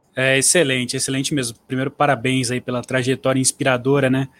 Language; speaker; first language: Portuguese; native; Portuguese